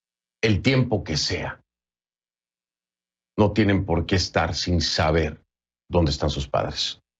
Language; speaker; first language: Spanish; native; Spanish